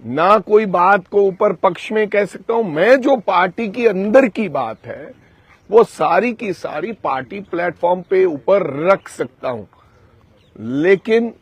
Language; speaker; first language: Hindi; non-native, local second language; Punjabi